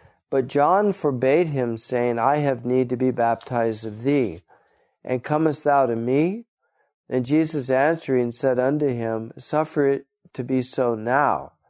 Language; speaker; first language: English; native; English